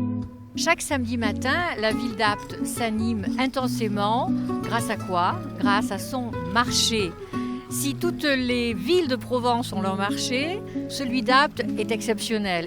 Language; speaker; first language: French; native; French